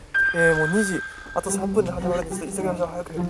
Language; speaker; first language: Japanese; native; Japanese